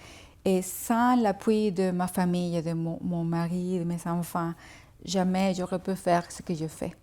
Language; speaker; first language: French; non-native, fluent; Spanish